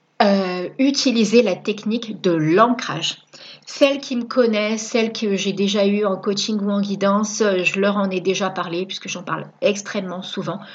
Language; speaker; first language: French; native; French